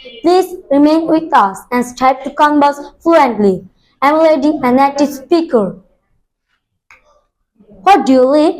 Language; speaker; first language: English; non-native, learner; Bangla